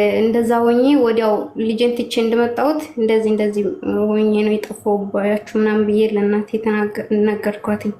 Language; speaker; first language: Amharic; native; Amharic